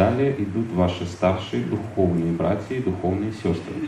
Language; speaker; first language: Russian; native; Russian